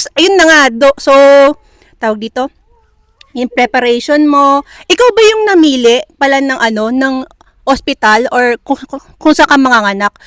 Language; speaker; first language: Filipino; native; Filipino